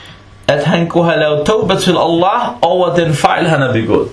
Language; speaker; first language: Danish; early bilingual, other home language; Arabic